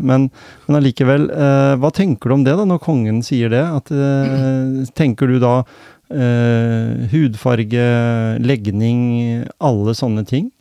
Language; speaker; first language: Norwegian; native; Norwegian